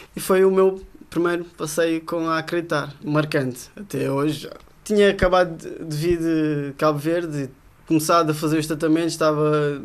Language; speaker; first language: Portuguese; early bilingual, other home language; Kabuverdianu